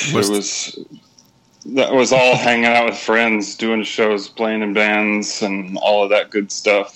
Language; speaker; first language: English; native; English